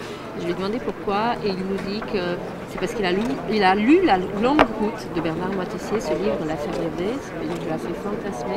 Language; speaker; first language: French; native; French